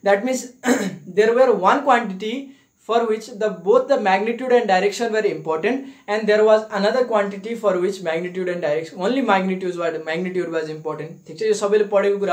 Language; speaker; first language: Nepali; native; Nepali